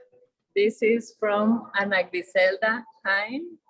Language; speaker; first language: English; non-native, fluent; Spanish